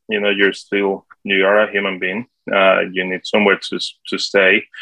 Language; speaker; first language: English; non-native, fluent; Spanish